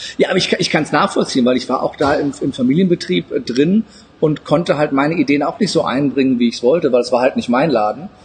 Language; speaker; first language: German; native; German